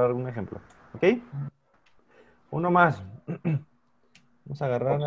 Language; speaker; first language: Spanish; native; Spanish